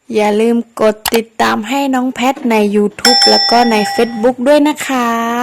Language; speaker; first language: Thai; non-native, local second language; S'gaw Karen